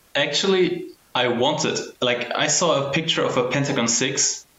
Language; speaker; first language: English; early bilingual, heritage; German